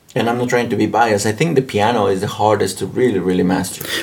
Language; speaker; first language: English; non-native, fluent; Spanish